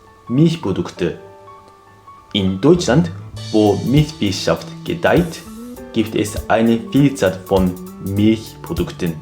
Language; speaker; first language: German; non-native, fluent; Japanese